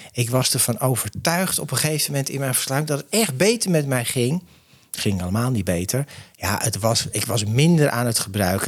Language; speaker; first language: Dutch; native; Dutch